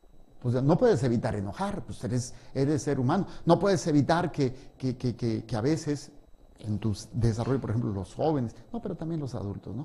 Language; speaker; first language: Spanish; native; Spanish